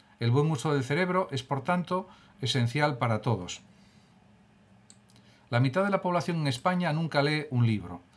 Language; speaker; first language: Spanish; native; Spanish